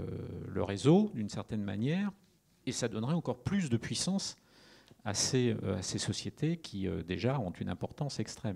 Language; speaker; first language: French; native; French